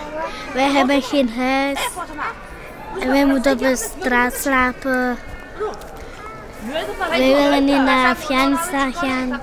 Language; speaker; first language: Dutch; non-native, learner; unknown